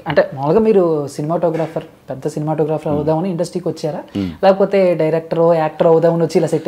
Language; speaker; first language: Telugu; native; Telugu